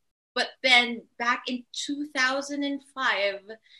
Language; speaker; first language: English; non-native, local second language; Filipino